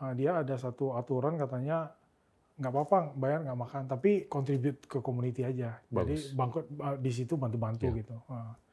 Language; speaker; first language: Indonesian; native; Indonesian